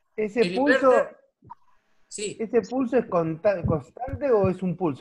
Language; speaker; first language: Spanish; native; Spanish